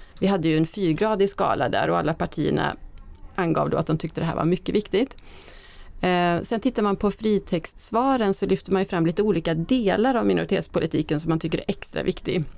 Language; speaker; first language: Swedish; native; Swedish